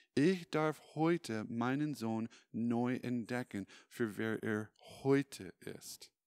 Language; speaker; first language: German; non-native, fluent; English